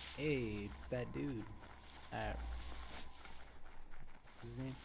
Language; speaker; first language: English; native; English